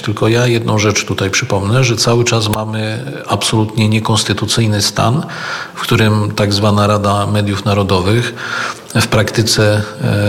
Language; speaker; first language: Polish; native; Polish